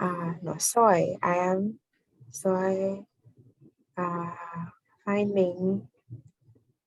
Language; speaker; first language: Spanish; non-native, learner; English